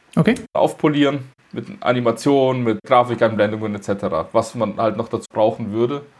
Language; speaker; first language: German; early bilingual, other home language; Russian